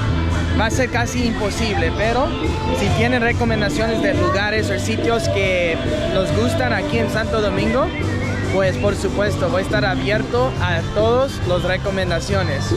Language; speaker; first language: Spanish; non-native, fluent; English